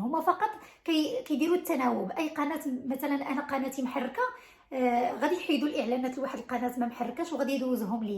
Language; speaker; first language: Arabic; native; Arabic